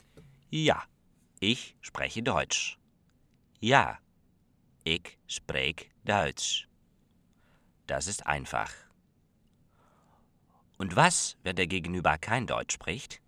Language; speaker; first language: German; non-native, fluent; Dutch